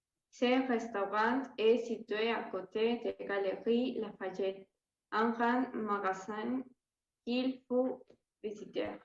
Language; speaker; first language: French; non-native, learner; Spanish